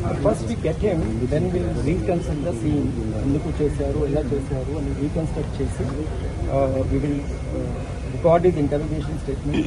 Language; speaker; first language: Telugu; non-native, learner; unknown